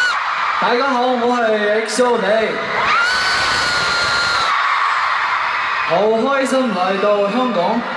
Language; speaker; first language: Cantonese; non-native, learner; Chinese